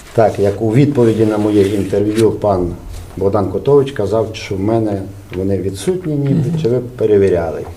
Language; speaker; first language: Ukrainian; native; Ukrainian